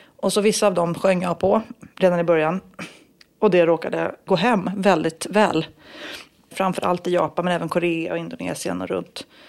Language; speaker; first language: Swedish; native; Swedish